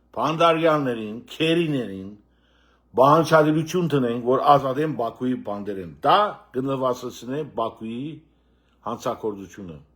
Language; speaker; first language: Armenian; early bilingual, heritage; Armenian